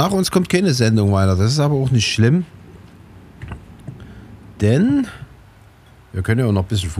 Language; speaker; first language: German; native; German